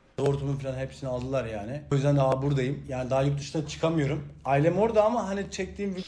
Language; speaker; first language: Turkish; early bilingual, heritage; Turkish